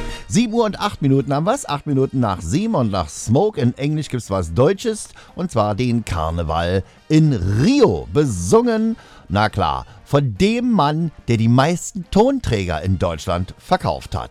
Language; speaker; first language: German; native; German